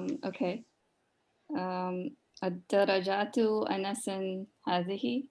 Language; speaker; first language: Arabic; non-native, learner; English